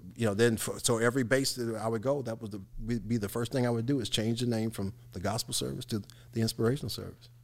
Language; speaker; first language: English; native; English